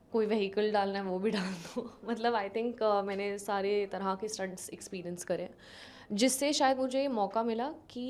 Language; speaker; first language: Hindi; native; Hindi